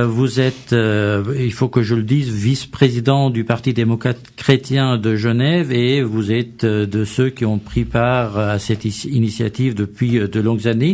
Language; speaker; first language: French; native; French